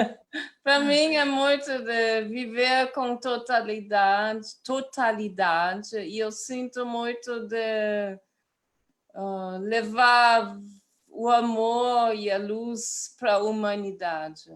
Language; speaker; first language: Portuguese; non-native, fluent; German